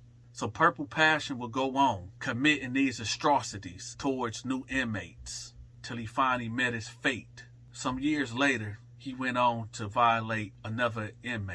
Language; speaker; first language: English; native; English